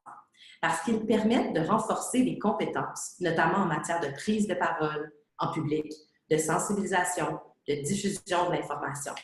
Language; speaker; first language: French; native; French